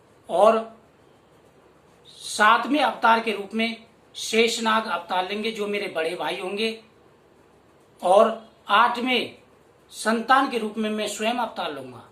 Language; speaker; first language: Hindi; native; Hindi